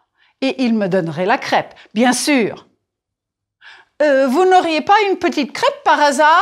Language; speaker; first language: French; non-native, fluent; English